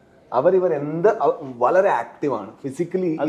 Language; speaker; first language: Malayalam; non-native, learner; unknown